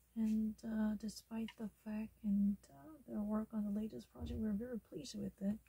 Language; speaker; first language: English; non-native, learner; Korean